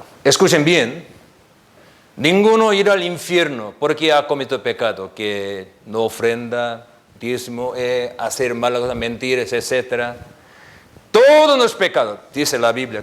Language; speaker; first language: Spanish; non-native, learner; Korean